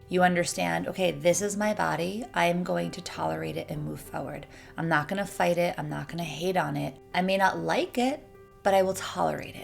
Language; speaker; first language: English; native; English